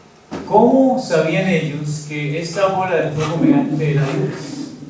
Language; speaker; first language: Spanish; native; Spanish